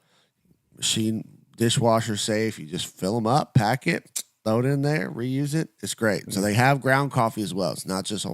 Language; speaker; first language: English; native; English